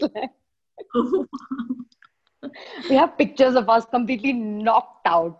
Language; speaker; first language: English; non-native, local second language; Malayalam